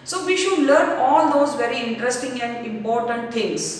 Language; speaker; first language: English; non-native, local second language; Kannada